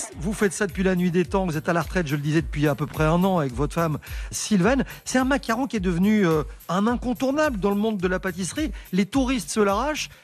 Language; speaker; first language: French; native; French